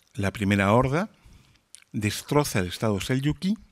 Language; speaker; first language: Spanish; native; Spanish